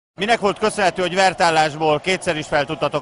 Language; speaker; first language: Hungarian; native; Hungarian